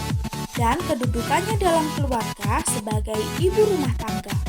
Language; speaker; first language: Indonesian; native; Indonesian